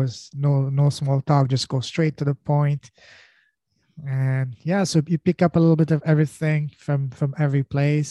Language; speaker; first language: English; non-native, fluent; French